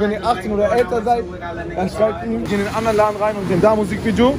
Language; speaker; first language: German; native; German